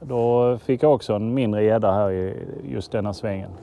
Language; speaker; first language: Swedish; native; Swedish